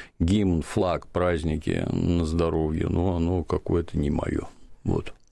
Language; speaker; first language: Russian; native; Russian